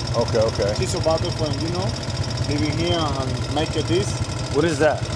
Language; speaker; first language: English; non-native, fluent; Spanish